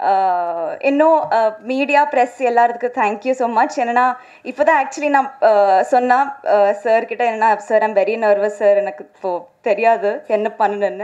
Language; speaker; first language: Tamil; non-native, learner; Telugu